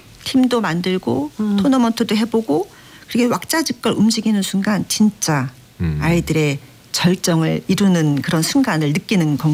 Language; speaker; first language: Korean; native; Korean